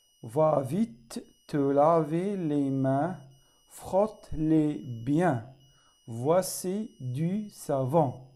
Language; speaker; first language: French; non-native, fluent; Arabic